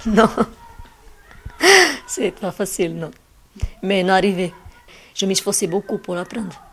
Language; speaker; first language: French; non-native, learner; Portuguese